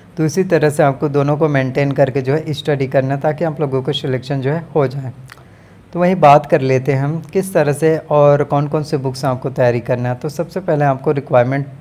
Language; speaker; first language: Hindi; native; Hindi